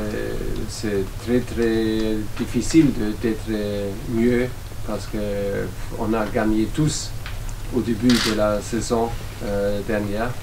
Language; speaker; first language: French; non-native, learner; German